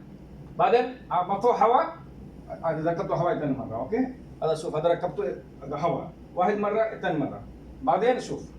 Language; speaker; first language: Arabic; non-native, learner; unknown